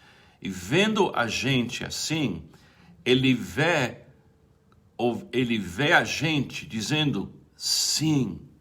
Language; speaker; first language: Portuguese; non-native, fluent; English